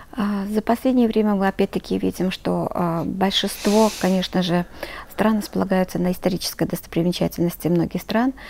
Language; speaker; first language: Russian; non-native, local second language; Azerbaijani